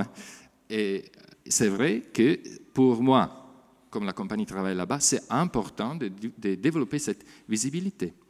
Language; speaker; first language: French; non-native, fluent; Italian